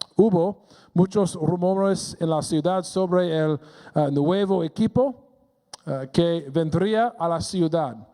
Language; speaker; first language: Spanish; non-native, learner; English